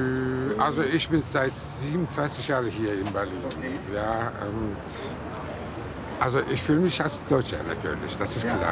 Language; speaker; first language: German; non-native, fluent; Turkish